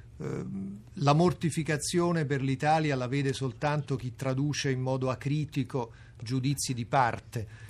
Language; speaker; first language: Italian; native; Italian